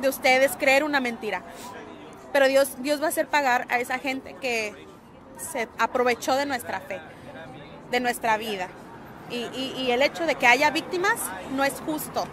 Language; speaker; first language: Spanish; early bilingual, heritage; Spanish